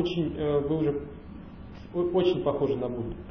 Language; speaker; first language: Russian; native; Russian